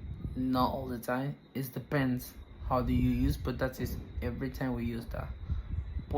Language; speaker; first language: English; non-native, fluent; Spanish